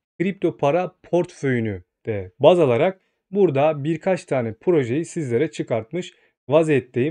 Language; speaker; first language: Turkish; native; Turkish